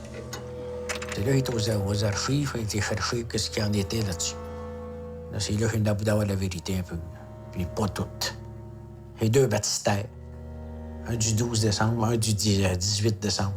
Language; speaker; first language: French; native; French